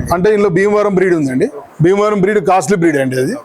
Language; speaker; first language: Telugu; native; Telugu